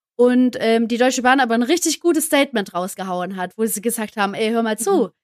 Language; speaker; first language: German; native; German